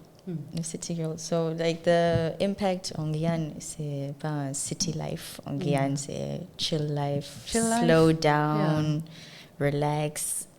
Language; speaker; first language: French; non-native, learner; Zulu